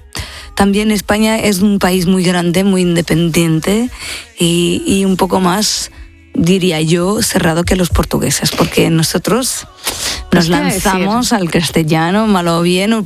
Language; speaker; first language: Spanish; non-native, fluent; Portuguese